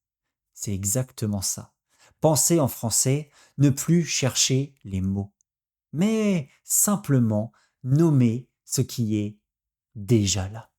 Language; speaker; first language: French; native; French